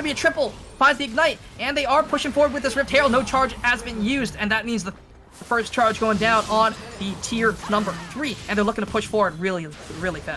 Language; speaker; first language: English; native; English